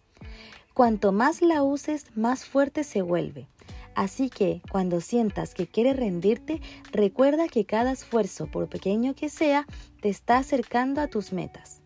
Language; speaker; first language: Spanish; native; Spanish